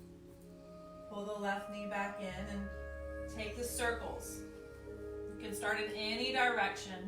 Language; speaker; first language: English; native; English